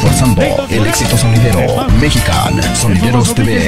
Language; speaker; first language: Spanish; native; Spanish